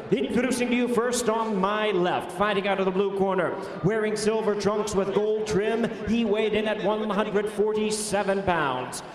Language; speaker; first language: English; early bilingual, other home language; Spanish